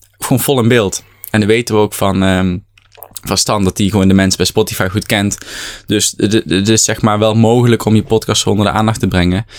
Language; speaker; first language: Dutch; native; Dutch